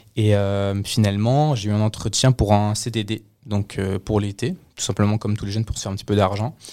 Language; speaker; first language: French; early bilingual, other home language; Spanish